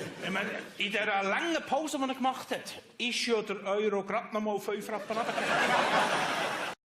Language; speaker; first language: German; native; German